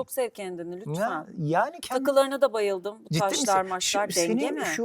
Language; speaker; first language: Turkish; native; Turkish